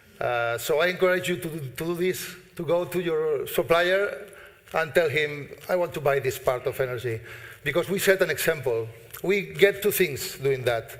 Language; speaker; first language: English; non-native, fluent; Spanish